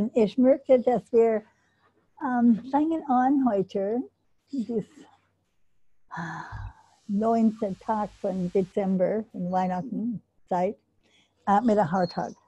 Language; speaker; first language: German; non-native, learner; English